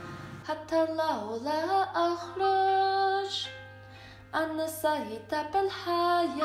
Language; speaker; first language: Arabic; non-native, learner; English